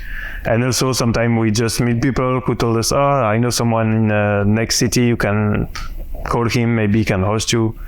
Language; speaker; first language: English; non-native, learner; French